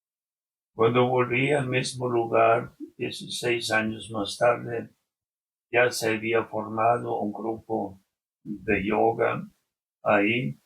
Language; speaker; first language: Spanish; non-native, fluent; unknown